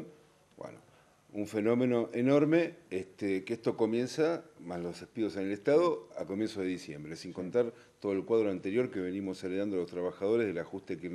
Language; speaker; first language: Spanish; native; Spanish